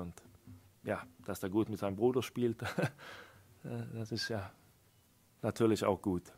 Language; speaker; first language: German; non-native, fluent; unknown